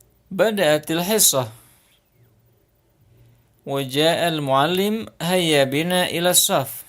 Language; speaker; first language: Arabic; non-native, fluent; Indonesian